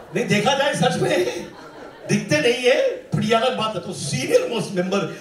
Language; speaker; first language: Hindi; native; Hindi